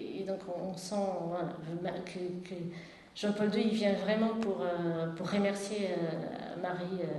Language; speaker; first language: French; non-native, fluent; Portuguese